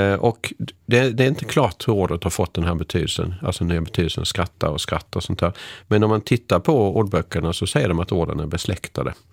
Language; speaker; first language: Swedish; native; Swedish